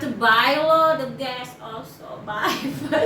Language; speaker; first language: English; non-native, learner; Indonesian